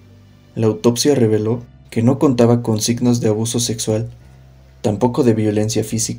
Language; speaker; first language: Spanish; native; Spanish